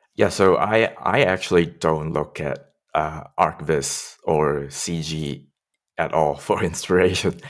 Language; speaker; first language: English; non-native, local second language; Cantonese